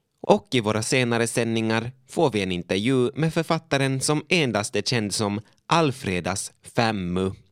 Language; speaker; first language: Swedish; native; Swedish